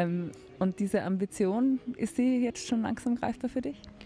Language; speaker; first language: German; native; German